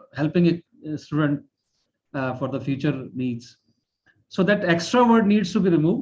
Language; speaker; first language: English; non-native, local second language; Hindi